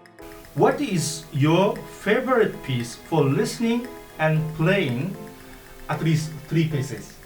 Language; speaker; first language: English; non-native, learner; Japanese